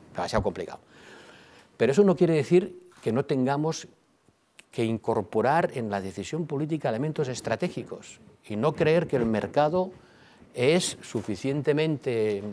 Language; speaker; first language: Spanish; non-native, local second language; Catalan